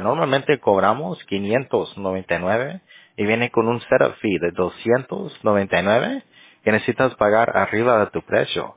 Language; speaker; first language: Spanish; early bilingual, heritage; Spanish